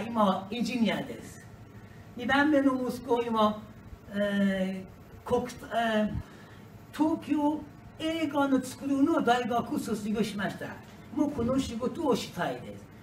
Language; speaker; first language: Japanese; non-native, learner; Persian